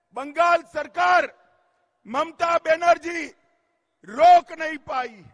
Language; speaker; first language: Hindi; non-native, local second language; Gujarati